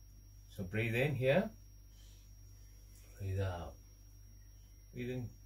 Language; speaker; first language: English; non-native, local second language; Tamil